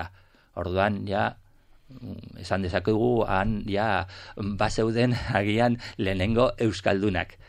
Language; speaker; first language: Basque; non-native, local second language; Spanish